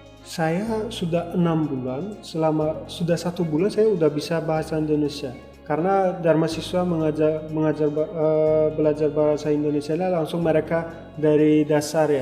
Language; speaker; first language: Indonesian; non-native, fluent; Turkmen